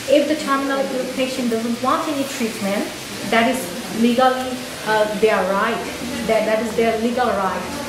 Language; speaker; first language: English; non-native, local second language; Bangla